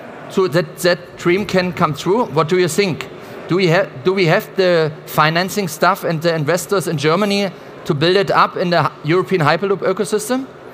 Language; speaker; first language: English; non-native, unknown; German